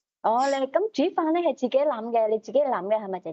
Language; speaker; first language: Cantonese; native; Cantonese